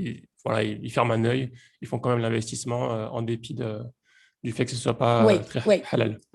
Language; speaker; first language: French; native; French